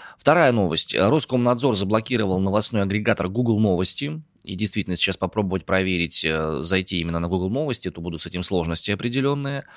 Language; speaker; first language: Russian; native; Russian